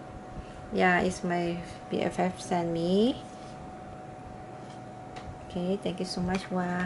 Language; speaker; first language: English; non-native, learner; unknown